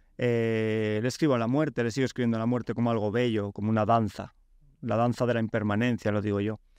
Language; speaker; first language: Spanish; early bilingual, other home language; Polish